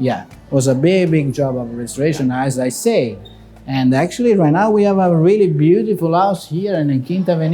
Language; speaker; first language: English; non-native, fluent; Italian